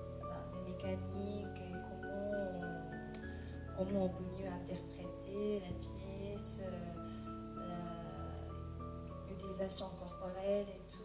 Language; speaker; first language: French; non-native, fluent; Japanese